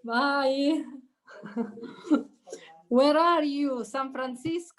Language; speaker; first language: English; non-native, learner; Italian